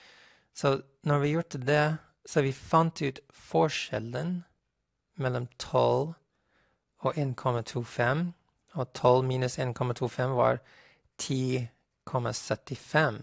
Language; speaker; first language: Norwegian; non-native, fluent; English